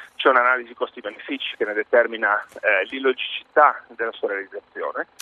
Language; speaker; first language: Italian; native; Italian